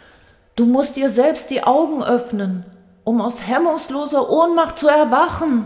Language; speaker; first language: German; native; German